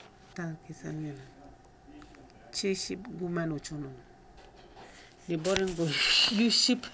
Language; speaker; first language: Korean; non-native, learner; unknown